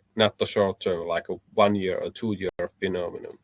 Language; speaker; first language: English; non-native, fluent; Finnish